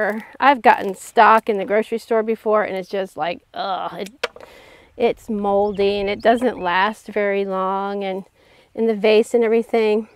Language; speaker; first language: English; native; English